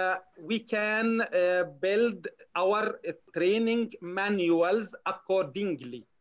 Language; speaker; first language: English; non-native, learner; Arabic